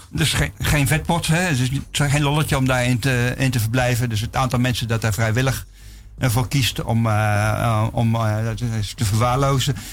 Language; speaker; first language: Dutch; native; Dutch